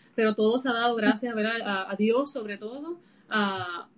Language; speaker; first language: Spanish; native; Spanish